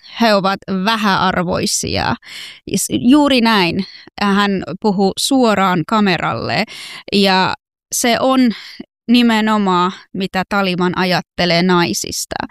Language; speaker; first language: Finnish; non-native, fluent; Persian